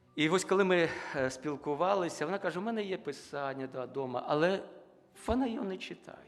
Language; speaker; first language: Ukrainian; non-native, local second language; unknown